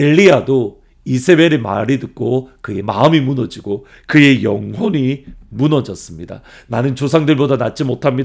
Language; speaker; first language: Korean; native; Korean